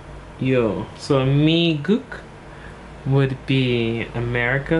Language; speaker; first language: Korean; non-native, learner; English